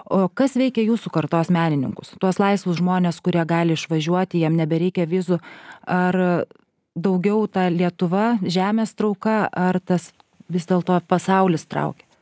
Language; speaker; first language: Lithuanian; native; Lithuanian